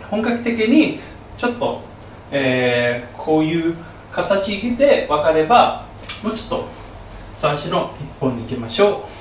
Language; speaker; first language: Japanese; non-native, fluent; German